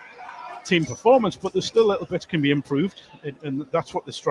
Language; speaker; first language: English; native; English